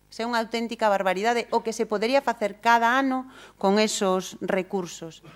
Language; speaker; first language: Galician; non-native, local second language; Spanish